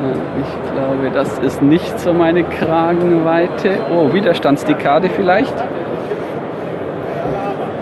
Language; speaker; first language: German; native; German